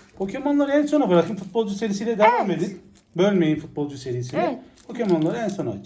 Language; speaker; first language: Turkish; native; Turkish